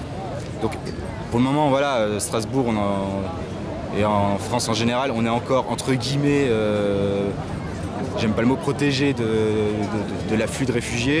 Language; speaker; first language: French; native; French